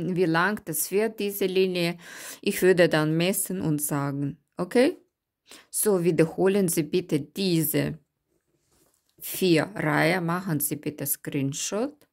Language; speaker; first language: German; non-native, learner; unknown